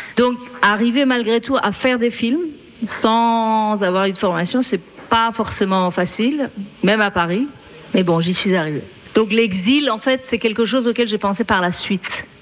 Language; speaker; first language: French; non-native, fluent; Persian